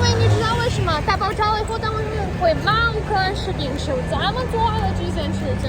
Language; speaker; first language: Chinese; non-native, fluent; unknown